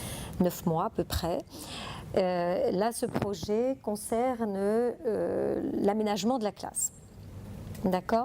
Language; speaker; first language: French; native; French